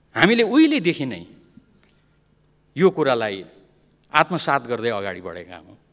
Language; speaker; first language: Nepali; non-native, local second language; Limbu